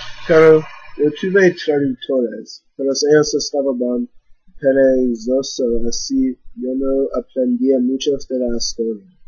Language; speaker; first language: Spanish; non-native, learner; English